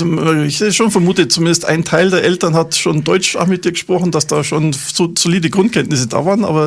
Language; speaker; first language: German; native; German